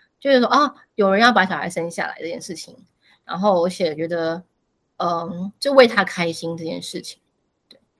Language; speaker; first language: Chinese; native; Chinese